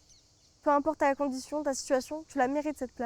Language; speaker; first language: French; native; French